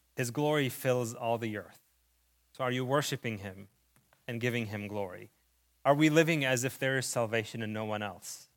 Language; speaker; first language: English; early bilingual, other home language; Arabic